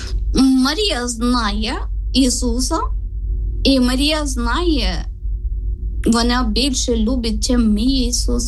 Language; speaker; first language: Ukrainian; non-native, learner; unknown